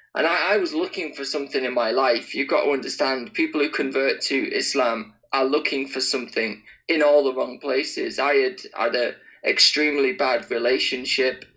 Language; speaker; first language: English; native; English